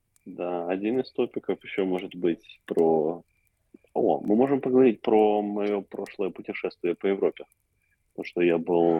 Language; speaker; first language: Russian; native; Russian